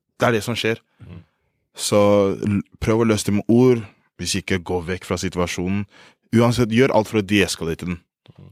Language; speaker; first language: Norwegian; early bilingual, other home language; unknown